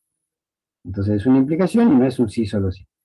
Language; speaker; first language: Spanish; native; Spanish